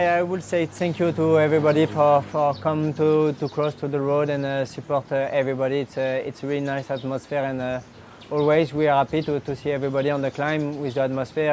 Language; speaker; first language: English; non-native, learner; French